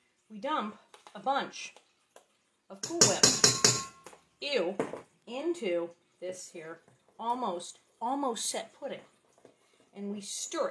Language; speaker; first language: English; native; English